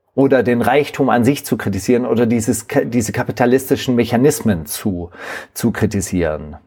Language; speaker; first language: German; native; German